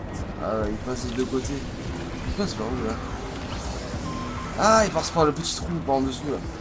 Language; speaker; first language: French; native; French